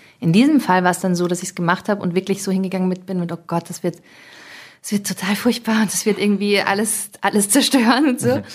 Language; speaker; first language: German; early bilingual, other home language; English